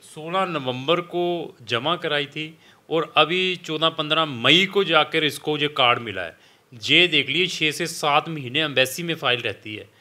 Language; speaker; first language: Hindi; non-native, local second language; Punjabi